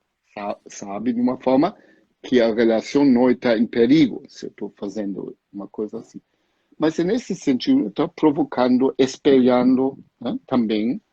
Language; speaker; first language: Portuguese; non-native, fluent; German